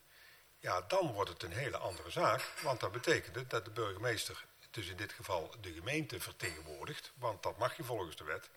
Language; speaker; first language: Dutch; native; Dutch